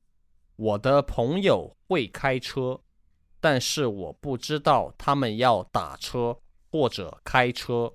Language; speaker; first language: Chinese; non-native, learner; English